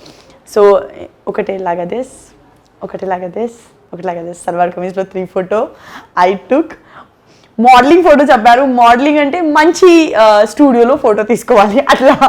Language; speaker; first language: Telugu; non-native, learner; Gujarati